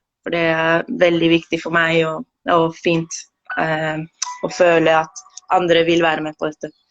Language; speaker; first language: Norwegian; non-native, fluent; Spanish